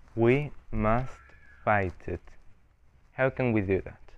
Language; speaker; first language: English; non-native, fluent; Spanish